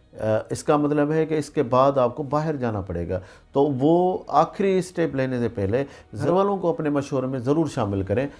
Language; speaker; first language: Urdu; non-native, local second language; Sindhi